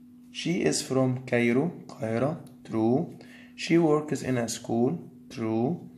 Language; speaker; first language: English; non-native, fluent; Arabic